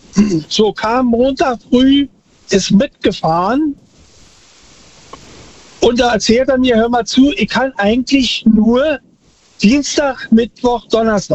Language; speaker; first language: German; native; German